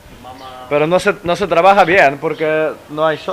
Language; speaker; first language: Spanish; non-native, learner; Polish